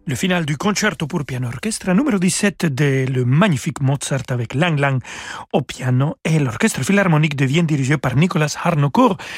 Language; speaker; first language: French; non-native, fluent; Spanish